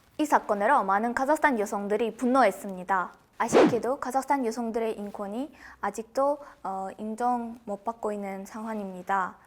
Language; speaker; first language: Korean; non-native, fluent; Kazakh